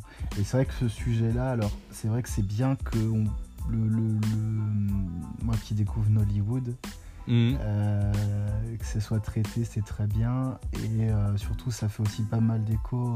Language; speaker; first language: French; native; French